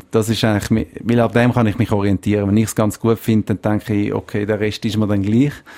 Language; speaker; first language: German; native; German